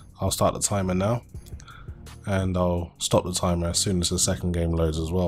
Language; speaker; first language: English; native; English